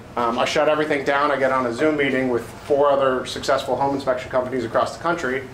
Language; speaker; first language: English; native; English